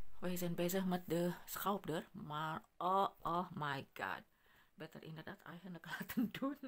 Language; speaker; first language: Dutch; non-native, learner; Indonesian